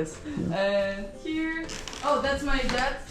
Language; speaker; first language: English; non-native, fluent; Bulgarian